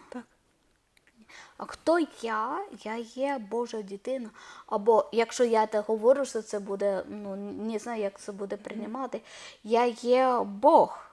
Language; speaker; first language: Ukrainian; non-native, learner; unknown